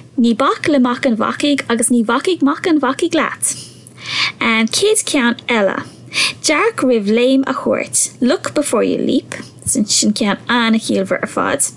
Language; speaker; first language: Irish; non-native, local second language; English